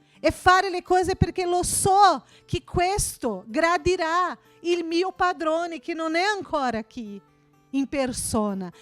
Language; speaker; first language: Italian; non-native, fluent; Portuguese